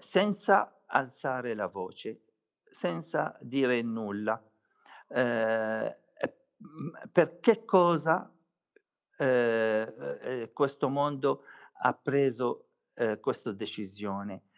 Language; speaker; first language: Italian; non-native, fluent; Arabic